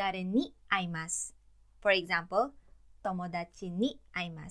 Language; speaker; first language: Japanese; non-native, fluent; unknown